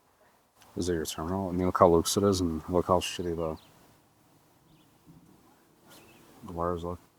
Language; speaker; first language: English; native; English